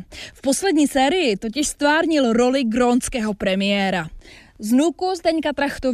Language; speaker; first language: Czech; native; Czech